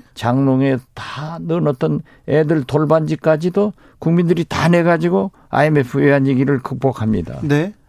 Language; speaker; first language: Korean; native; Korean